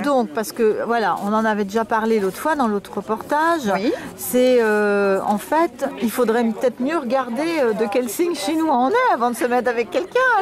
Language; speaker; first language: French; native; French